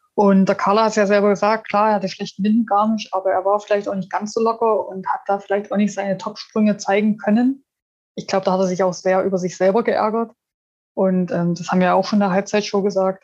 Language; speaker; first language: German; native; German